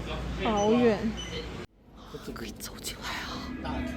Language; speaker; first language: Chinese; native; Chinese